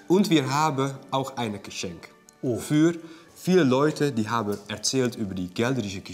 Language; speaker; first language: German; non-native, learner; Dutch